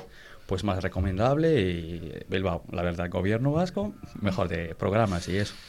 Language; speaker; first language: Spanish; non-native, learner; Arabic